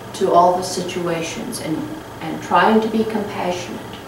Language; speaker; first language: English; native; English